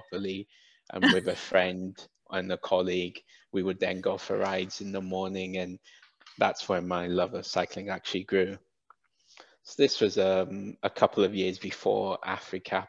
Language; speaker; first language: English; native; English